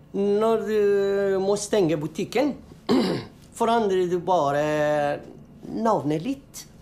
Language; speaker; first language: Norwegian; non-native, fluent; Persian